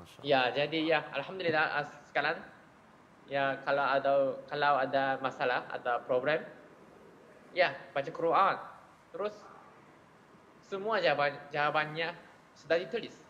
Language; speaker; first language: Indonesian; non-native, learner; Japanese